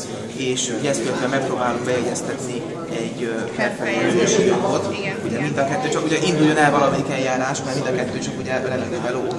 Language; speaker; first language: Hungarian; native; Hungarian